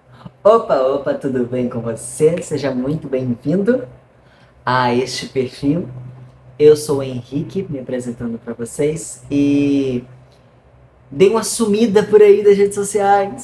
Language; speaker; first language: Portuguese; native; Portuguese